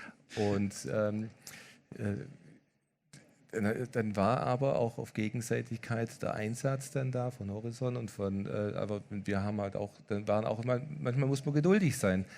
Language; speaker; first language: German; native; German